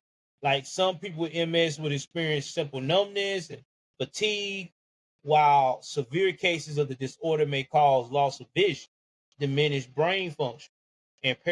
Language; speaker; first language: English; native; English